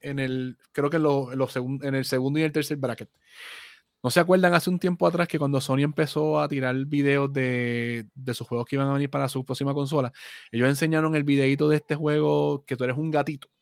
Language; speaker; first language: Spanish; native; Spanish